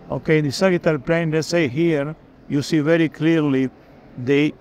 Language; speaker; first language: English; non-native, fluent; Spanish